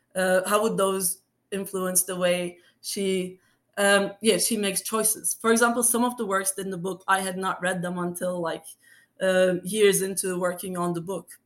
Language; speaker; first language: English; non-native, fluent; Turkish